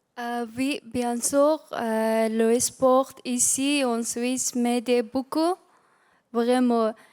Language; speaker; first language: French; non-native, learner; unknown